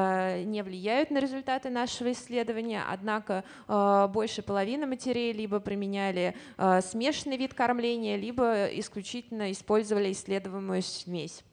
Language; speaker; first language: Russian; native; Russian